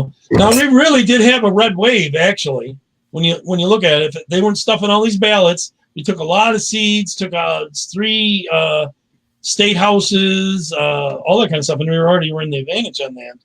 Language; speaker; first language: English; native; English